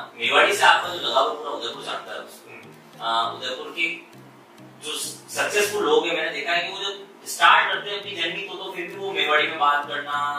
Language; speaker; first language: Hindi; native; Hindi